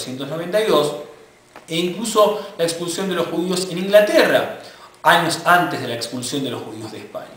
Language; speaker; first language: Spanish; native; Spanish